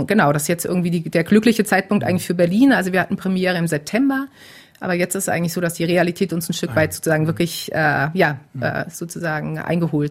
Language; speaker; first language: German; native; German